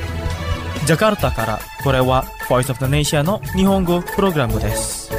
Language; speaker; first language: Japanese; non-native, fluent; Indonesian